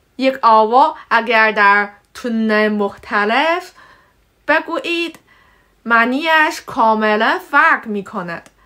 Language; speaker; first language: Persian; non-native, fluent; Chinese